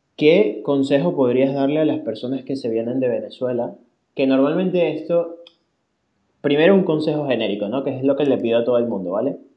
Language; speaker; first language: Spanish; native; Spanish